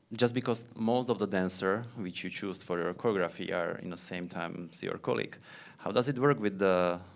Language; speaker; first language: English; non-native, learner; Slovak